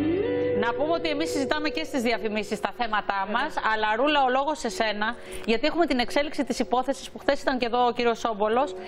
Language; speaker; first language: Greek; native; Greek